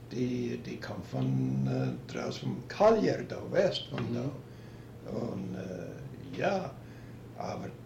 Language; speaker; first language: German; early bilingual, heritage; German